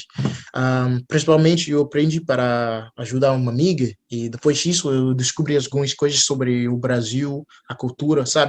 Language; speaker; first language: Portuguese; non-native, fluent; English